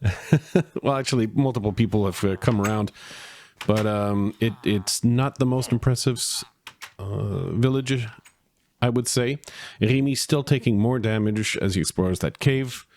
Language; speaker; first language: English; native; English